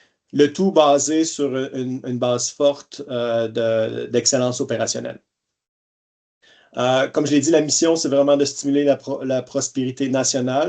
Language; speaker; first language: French; native; French